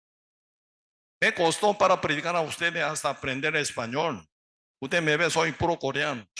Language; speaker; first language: Spanish; non-native, learner; Korean